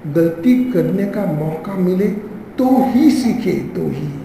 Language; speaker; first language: Hindi; non-native, local second language; Marathi